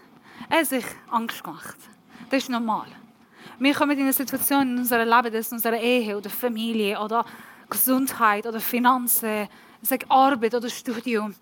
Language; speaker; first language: German; non-native, learner; Persian